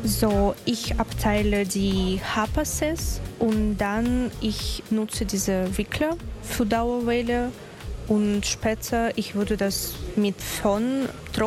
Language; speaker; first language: German; non-native, learner; Russian